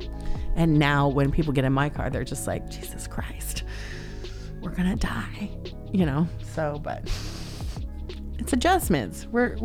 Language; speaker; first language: English; native; English